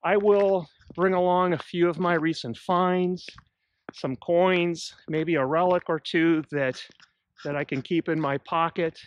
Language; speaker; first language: English; native; English